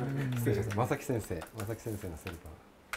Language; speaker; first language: Japanese; native; Japanese